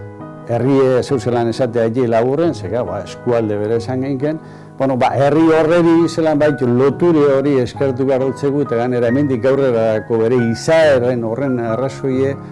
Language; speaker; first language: Basque; native; Basque